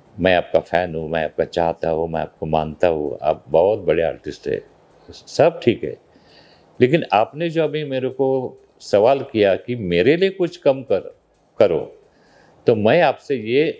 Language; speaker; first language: Hindi; non-native, local second language; Marathi